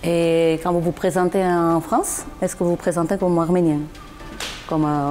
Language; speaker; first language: French; non-native, fluent; Armenian